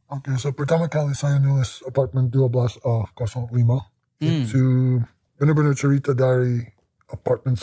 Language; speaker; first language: Indonesian; non-native, learner; English